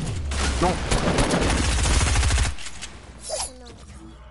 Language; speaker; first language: Spanish; native; Spanish